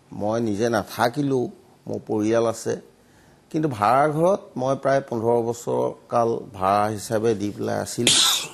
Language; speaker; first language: Assamese; native; Assamese